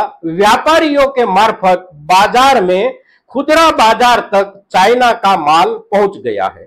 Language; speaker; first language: Hindi; non-native, local second language; Gujarati